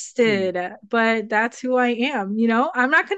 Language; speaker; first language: English; native; English